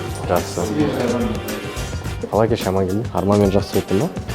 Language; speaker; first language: Kazakh; non-native, local second language; Russian